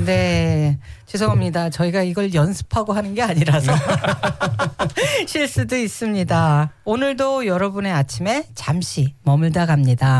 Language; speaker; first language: Korean; native; Korean